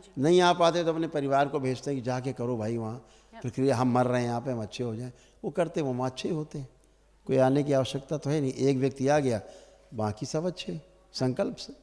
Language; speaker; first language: Hindi; native; Hindi